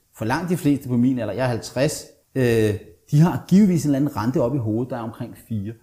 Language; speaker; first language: Danish; native; Danish